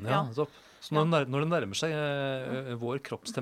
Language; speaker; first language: Norwegian; native; Norwegian